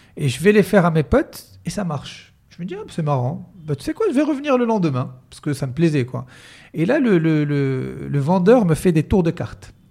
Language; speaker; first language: French; non-native, local second language; Arabic